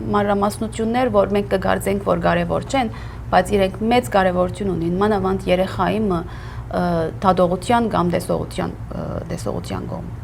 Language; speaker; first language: Armenian; early bilingual, heritage; Armenian